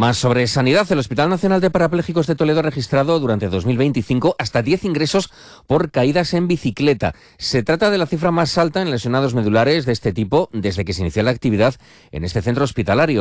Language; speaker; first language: Spanish; native; Spanish